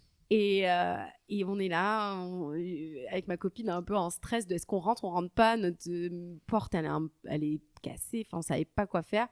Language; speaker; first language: French; native; French